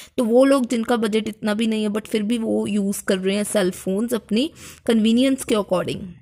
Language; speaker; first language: Hindi; native; Hindi